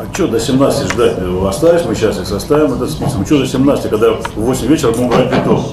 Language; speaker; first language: Russian; native; Russian